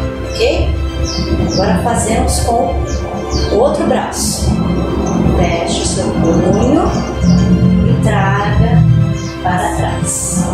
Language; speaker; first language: Portuguese; native; Portuguese